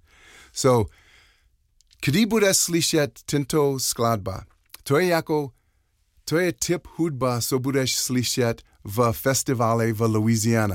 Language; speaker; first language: Czech; non-native, learner; English